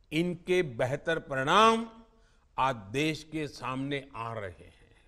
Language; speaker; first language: Hindi; non-native, local second language; Gujarati